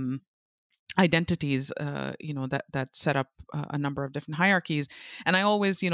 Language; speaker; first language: English; non-native, local second language; Urdu